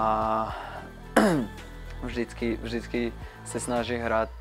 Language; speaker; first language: Czech; non-native, fluent; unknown